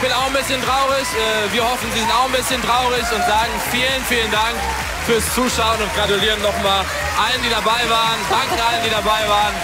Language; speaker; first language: German; native; German